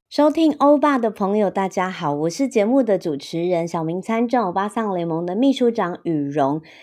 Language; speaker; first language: Chinese; native; Chinese